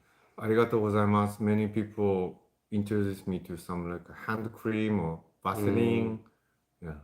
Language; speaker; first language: English; non-native, fluent; Japanese